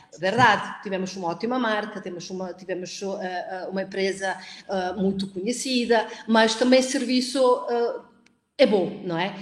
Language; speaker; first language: Portuguese; non-native, fluent; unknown